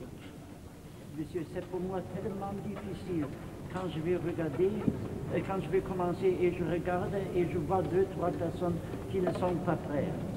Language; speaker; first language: French; non-native, fluent; German